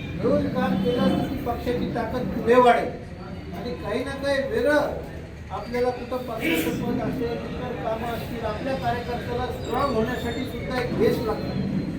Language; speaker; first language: Marathi; native; Marathi